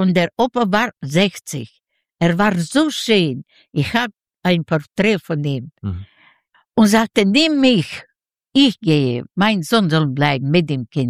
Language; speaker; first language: German; non-native, learner; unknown